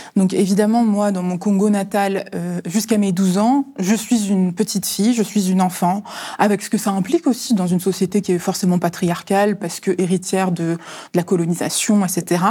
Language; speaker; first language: French; early bilingual, other home language; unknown